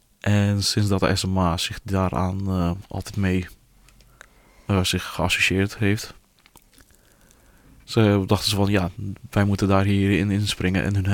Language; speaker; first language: Dutch; non-native, learner; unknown